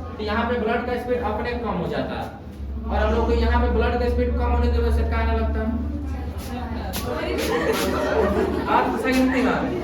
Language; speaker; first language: Hindi; native; Hindi